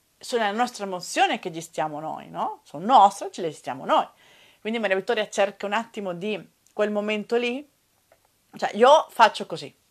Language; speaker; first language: Italian; non-native, fluent; Spanish